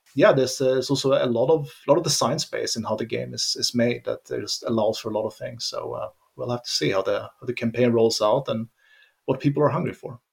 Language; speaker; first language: English; non-native, fluent; Swedish